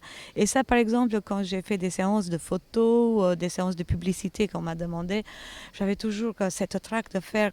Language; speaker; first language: French; non-native, fluent; Albanian